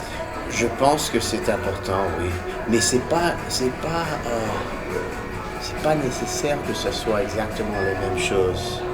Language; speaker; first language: French; early bilingual, heritage; English